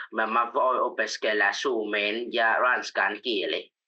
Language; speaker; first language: Finnish; non-native, learner; Vietnamese